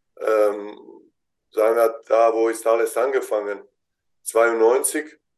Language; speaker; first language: German; non-native, fluent; Bosnian